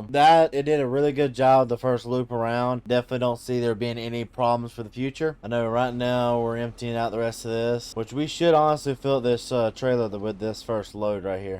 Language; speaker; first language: English; native; English